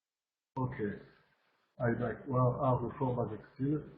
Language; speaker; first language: English; non-native, learner; French